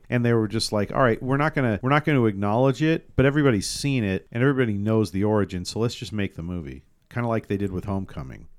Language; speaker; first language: English; native; English